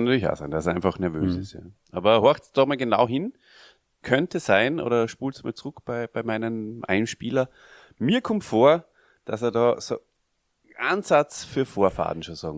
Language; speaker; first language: German; native; German